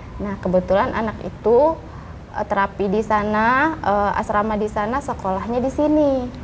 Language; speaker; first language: Indonesian; non-native, local second language; Minangkabau